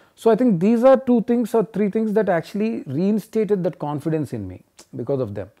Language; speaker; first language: English; non-native, local second language; Telugu